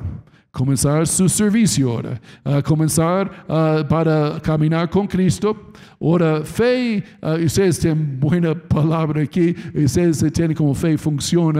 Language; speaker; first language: Spanish; non-native, fluent; English